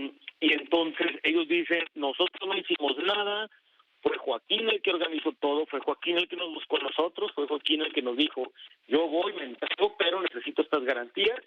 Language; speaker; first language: Spanish; native; Spanish